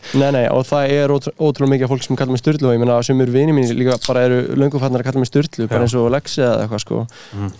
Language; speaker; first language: Icelandic; native; Icelandic